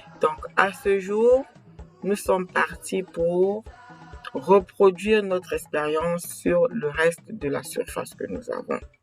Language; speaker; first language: French; non-native, local second language; Kongo